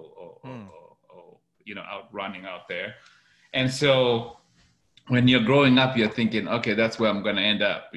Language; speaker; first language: English; non-native, local second language; Kalenjin